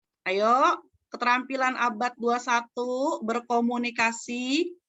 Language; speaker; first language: Indonesian; native; Indonesian